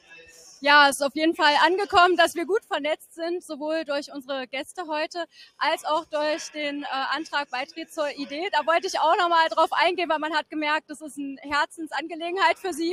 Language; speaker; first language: German; native; German